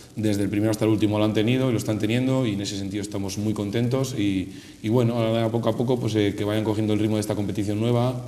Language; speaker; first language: Spanish; native; Spanish